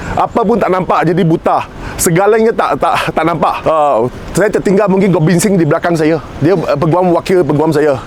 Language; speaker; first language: Malay; non-native, local second language; Chinese